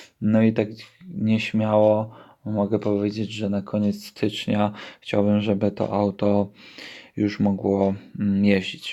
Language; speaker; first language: Polish; native; Polish